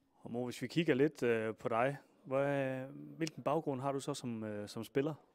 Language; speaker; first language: Danish; native; Danish